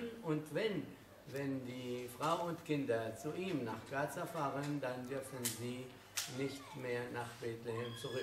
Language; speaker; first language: German; non-native, fluent; Arabic